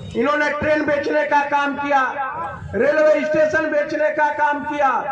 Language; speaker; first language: Hindi; native; Hindi